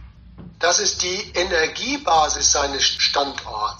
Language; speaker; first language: German; native; German